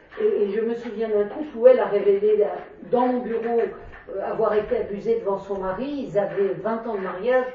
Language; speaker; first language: French; native; French